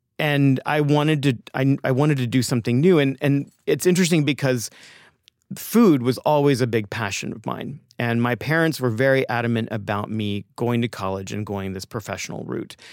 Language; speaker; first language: English; native; English